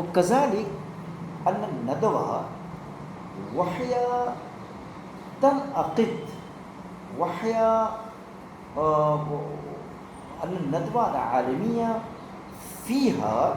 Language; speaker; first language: Arabic; non-native, fluent; Urdu